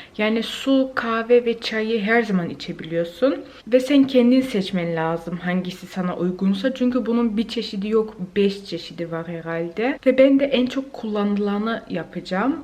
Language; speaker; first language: Turkish; early bilingual, heritage; Turkish